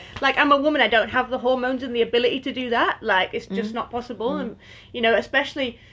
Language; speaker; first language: English; native; English